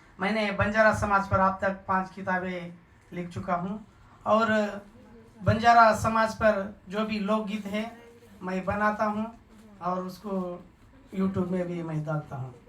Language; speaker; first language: Hindi; non-native, local second language; Lambadi